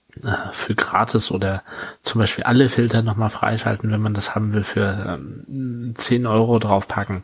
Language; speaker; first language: German; native; German